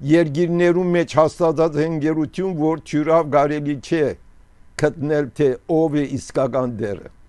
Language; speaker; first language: Armenian; early bilingual, heritage; Armenian